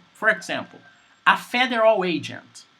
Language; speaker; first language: English; non-native, fluent; Portuguese